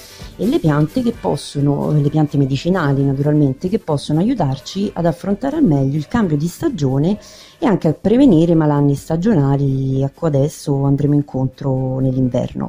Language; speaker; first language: Italian; native; Italian